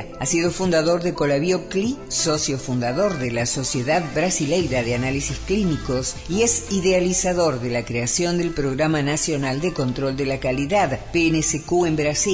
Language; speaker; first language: Spanish; native; Spanish